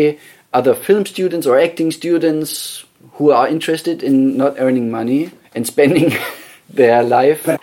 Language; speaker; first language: English; non-native, fluent; German